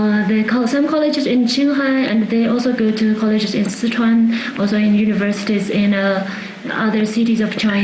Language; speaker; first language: English; non-native, fluent; Tibetan